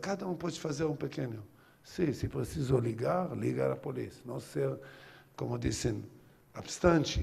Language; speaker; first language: Portuguese; non-native, learner; Hebrew